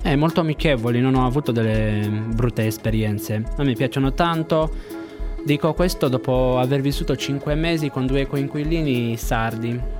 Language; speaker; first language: Italian; non-native, fluent; Romanian